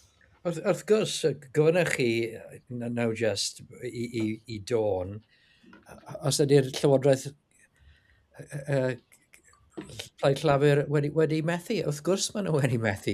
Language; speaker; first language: Welsh; non-native, learner; English